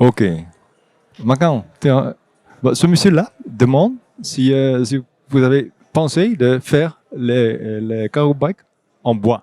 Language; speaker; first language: French; non-native, fluent; Dutch